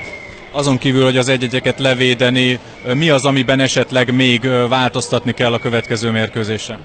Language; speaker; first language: Hungarian; native; Hungarian